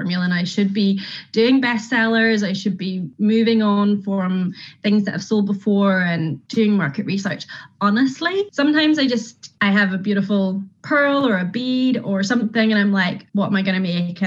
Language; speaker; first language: English; native; English